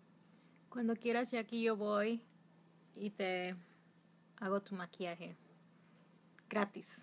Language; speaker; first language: Spanish; early bilingual, heritage; Spanish